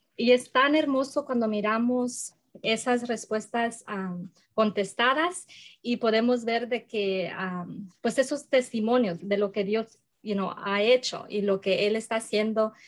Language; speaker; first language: Spanish; early bilingual, heritage; Spanish